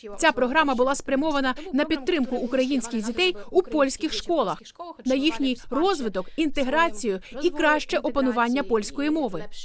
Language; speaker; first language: Ukrainian; native; Ukrainian